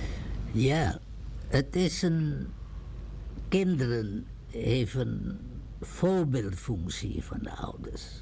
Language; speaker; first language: Dutch; non-native, learner; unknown